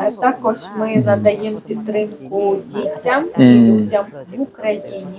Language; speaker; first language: Ukrainian; non-native, fluent; Japanese